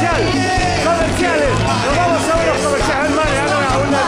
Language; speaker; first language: Spanish; native; Spanish